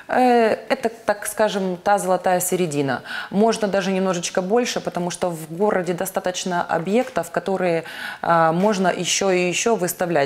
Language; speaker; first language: Russian; native; Russian